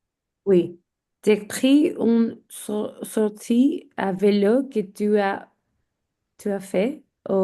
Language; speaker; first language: French; non-native, learner; English